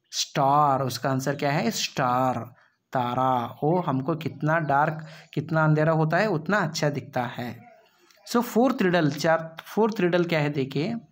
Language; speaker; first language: Hindi; non-native, local second language; Kannada